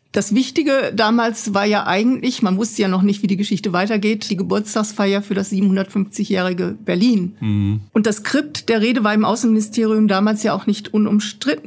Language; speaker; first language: German; native; German